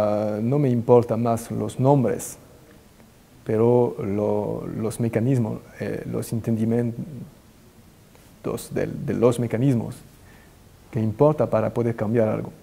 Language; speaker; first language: Spanish; non-native, fluent; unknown